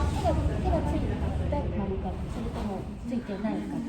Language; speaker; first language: Japanese; native; Japanese